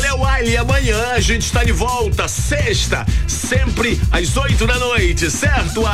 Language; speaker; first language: Portuguese; native; Portuguese